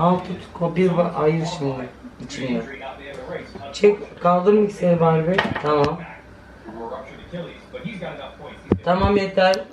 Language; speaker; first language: Turkish; non-native, learner; Filipino